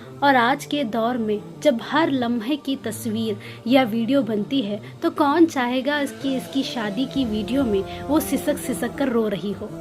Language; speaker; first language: Urdu; native; Urdu